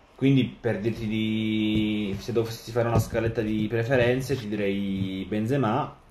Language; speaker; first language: Italian; non-native, fluent; Arabic